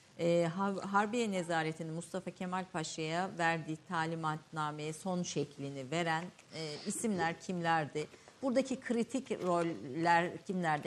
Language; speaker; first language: Turkish; native; Turkish